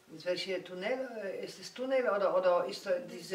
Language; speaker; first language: German; non-native, learner; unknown